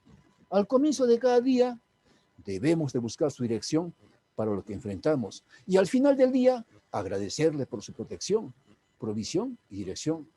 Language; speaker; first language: Spanish; native; Spanish